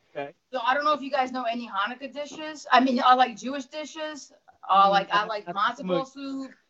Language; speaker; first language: English; early bilingual, other home language; Russian